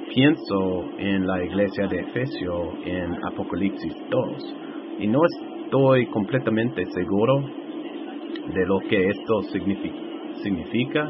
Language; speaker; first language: Spanish; non-native, fluent; English